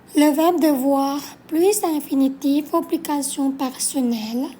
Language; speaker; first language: French; non-native, fluent; Thai